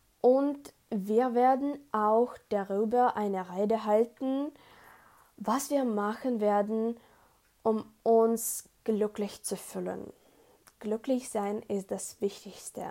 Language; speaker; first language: German; non-native, learner; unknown